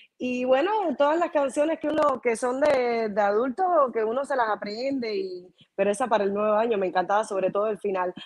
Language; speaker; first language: Spanish; native; Spanish